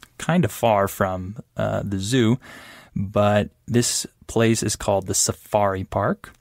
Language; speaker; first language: English; native; English